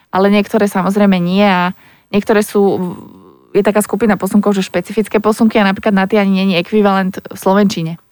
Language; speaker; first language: Slovak; native; Slovak